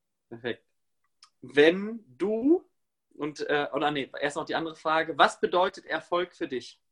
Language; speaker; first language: German; native; German